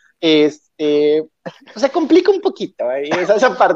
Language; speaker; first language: Spanish; native; Spanish